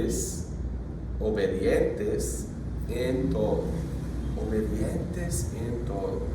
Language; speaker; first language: Spanish; non-native, fluent; English